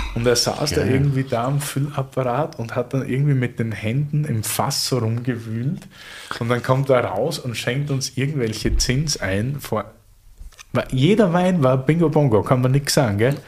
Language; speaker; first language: German; native; German